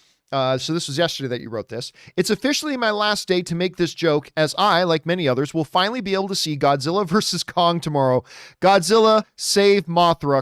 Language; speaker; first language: English; native; English